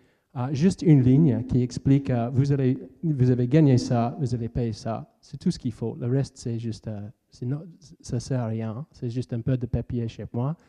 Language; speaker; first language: French; non-native, fluent; English